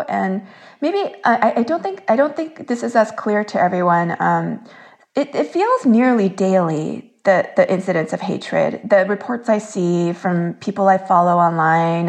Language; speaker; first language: English; early bilingual, other home language; Korean